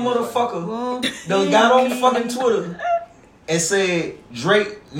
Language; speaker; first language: English; native; English